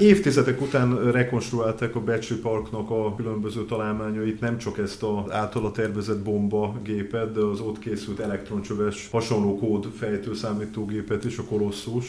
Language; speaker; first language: Hungarian; native; Hungarian